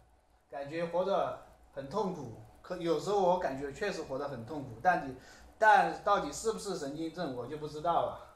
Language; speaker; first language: Chinese; native; Chinese